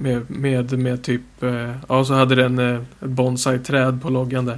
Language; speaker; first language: Swedish; native; Swedish